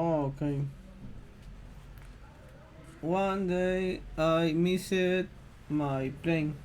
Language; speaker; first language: English; non-native, learner; Spanish